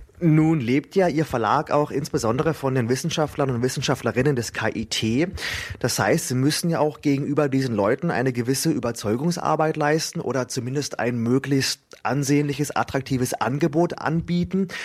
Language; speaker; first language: German; native; German